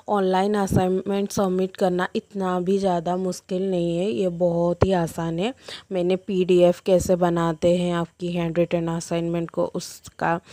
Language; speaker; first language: Hindi; non-native, local second language; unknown